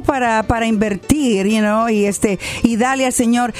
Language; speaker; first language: Spanish; native; Spanish